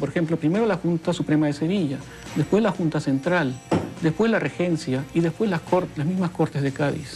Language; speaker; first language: Spanish; native; Spanish